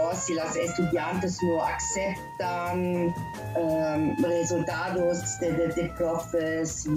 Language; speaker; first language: Spanish; non-native, learner; German